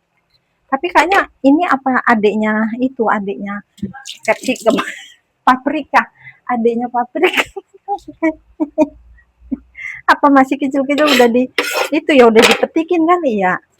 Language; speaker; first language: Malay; non-native, local second language; Indonesian